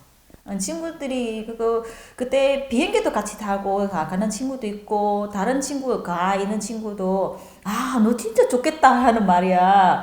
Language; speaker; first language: Korean; non-native, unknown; Vietnamese